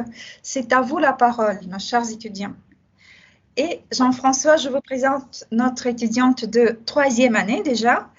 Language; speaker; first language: French; non-native, fluent; Russian